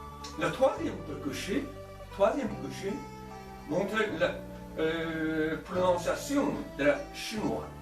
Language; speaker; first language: French; non-native, learner; Chinese